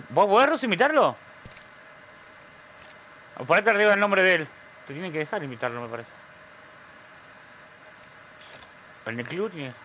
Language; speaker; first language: Spanish; native; Spanish